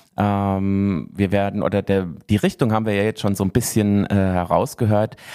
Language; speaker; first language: German; native; German